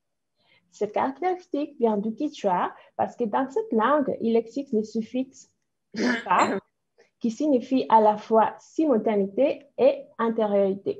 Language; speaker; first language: French; non-native, fluent; Spanish